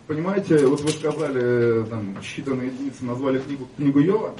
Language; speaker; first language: Russian; native; Russian